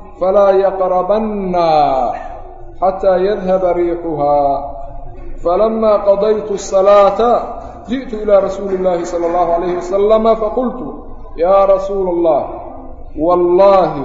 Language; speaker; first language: Arabic; non-native, local second language; Somali